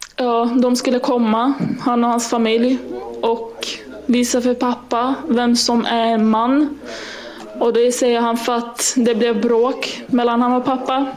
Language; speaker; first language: Swedish; early bilingual, other home language; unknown